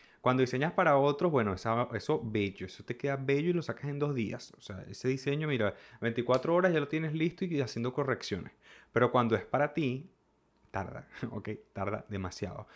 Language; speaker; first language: Spanish; native; Spanish